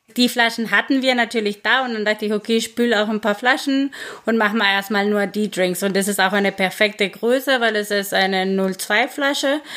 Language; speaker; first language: German; non-native, fluent; Spanish